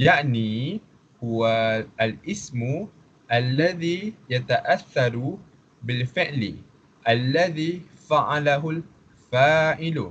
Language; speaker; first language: Arabic; non-native, fluent; Malay